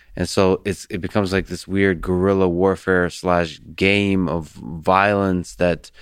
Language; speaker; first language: English; early bilingual, other home language; Russian